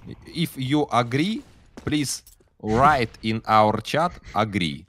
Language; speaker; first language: English; non-native, learner; Russian